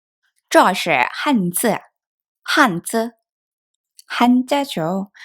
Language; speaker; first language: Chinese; non-native, fluent; Korean